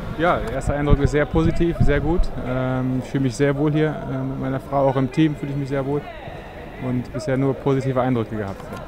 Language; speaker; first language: German; native; German